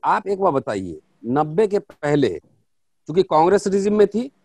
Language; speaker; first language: Hindi; native; Hindi